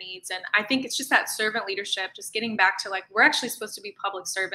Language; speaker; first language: English; native; English